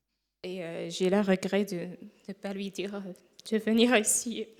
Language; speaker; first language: French; non-native, fluent; Arabic